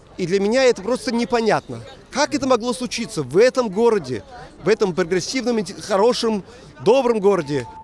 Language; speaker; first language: Russian; native; Russian